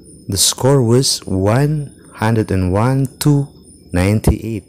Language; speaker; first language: English; non-native, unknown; Indonesian